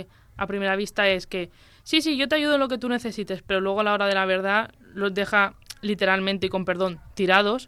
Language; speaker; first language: Spanish; native; Spanish